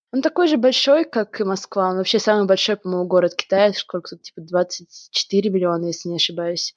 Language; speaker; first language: Russian; native; Russian